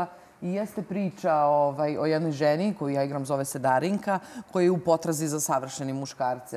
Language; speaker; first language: Serbian; native; Serbian